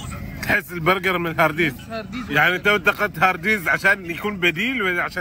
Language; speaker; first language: Arabic; native; Arabic